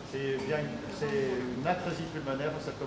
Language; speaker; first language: French; native; French